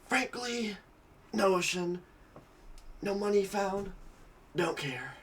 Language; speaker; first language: English; native; English